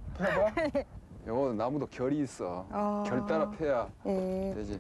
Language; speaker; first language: Korean; native; Korean